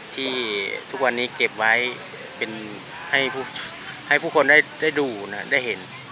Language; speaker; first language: Thai; native; Thai